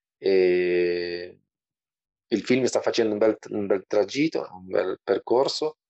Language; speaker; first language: Italian; non-native, fluent; Portuguese